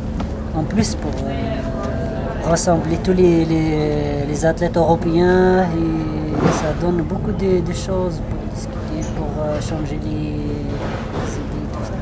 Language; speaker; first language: French; non-native, learner; Arabic